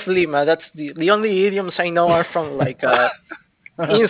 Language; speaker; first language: English; non-native, fluent; Spanish